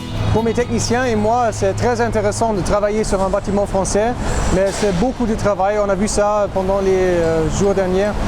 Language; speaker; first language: French; non-native, fluent; German